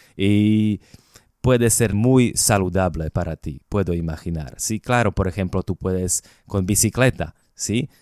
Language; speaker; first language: Spanish; non-native, fluent; Slovak